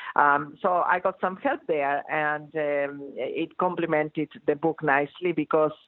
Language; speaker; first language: English; non-native, fluent; Spanish